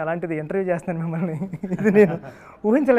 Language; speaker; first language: Telugu; native; Telugu